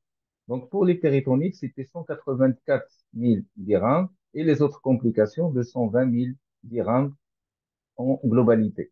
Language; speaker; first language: French; non-native, local second language; Arabic